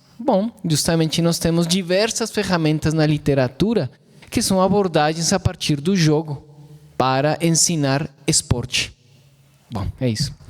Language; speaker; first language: Portuguese; non-native, fluent; Spanish